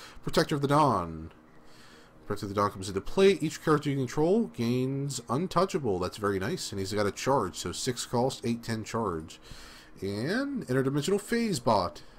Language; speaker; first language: English; native; English